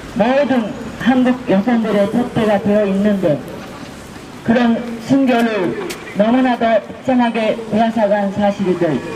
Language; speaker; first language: Korean; non-native, fluent; Japanese